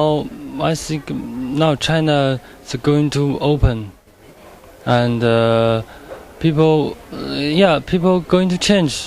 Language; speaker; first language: English; non-native, learner; Chinese